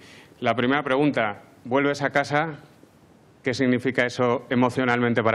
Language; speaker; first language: Spanish; native; Spanish